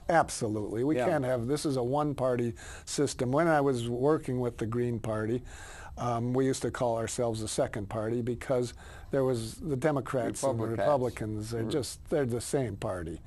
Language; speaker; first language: English; native; English